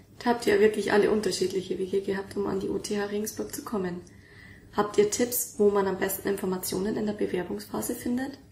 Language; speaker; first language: German; native; German